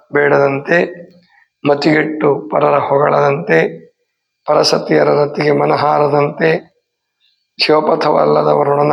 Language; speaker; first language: Kannada; native; Kannada